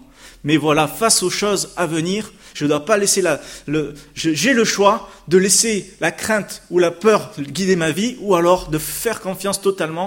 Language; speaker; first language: French; native; French